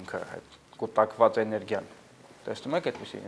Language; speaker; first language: Armenian; native; Armenian